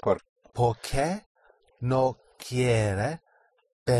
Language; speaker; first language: Spanish; non-native, learner; English